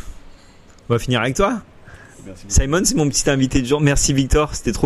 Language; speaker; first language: French; native; French